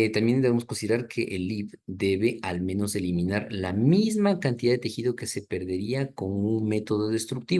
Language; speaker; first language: Spanish; native; Spanish